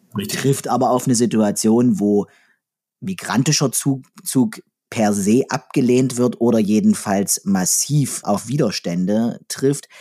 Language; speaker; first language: German; native; German